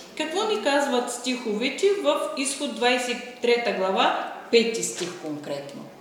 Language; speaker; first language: Bulgarian; non-native, fluent; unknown